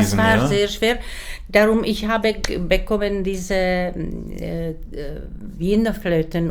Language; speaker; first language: German; non-native, learner; Czech